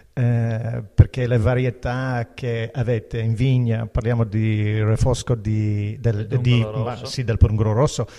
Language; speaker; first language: Italian; non-native, fluent; English